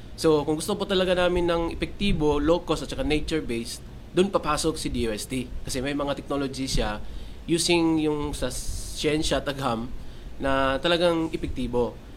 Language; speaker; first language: Filipino; non-native, local second language; Cebuano